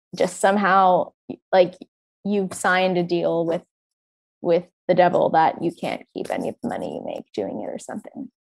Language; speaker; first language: English; native; English